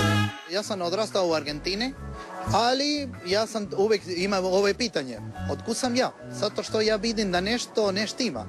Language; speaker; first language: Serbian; non-native, learner; Spanish